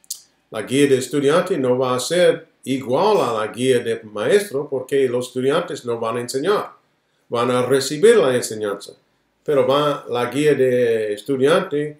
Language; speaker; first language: Spanish; non-native, fluent; English